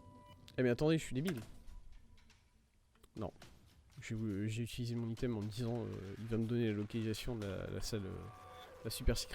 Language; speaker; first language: French; native; French